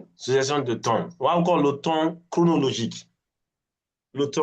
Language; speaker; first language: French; non-native, fluent; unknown